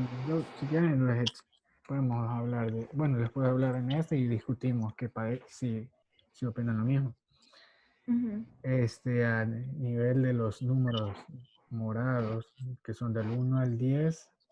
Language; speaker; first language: Spanish; native; Spanish